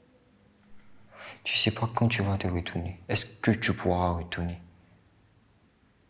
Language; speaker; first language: French; non-native, local second language; Bambara